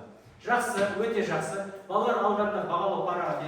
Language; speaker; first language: Kazakh; native; Kazakh